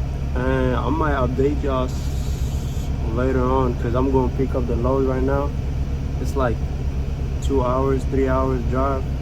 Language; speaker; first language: English; native; English